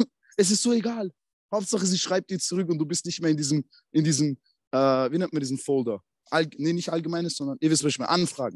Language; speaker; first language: German; native; German